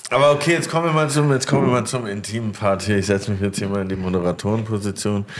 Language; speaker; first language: German; native; German